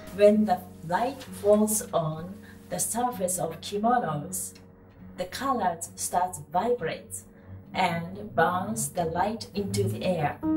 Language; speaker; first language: English; non-native, fluent; Japanese